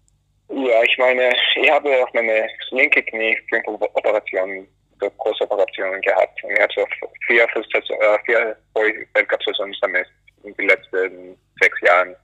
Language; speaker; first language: German; non-native, fluent; English